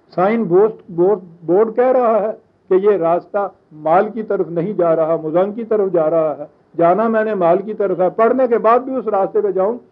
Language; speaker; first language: Urdu; native; Urdu